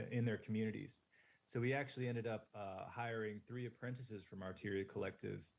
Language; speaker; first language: English; native; English